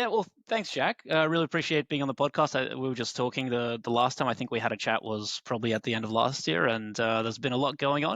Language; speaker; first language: English; native; English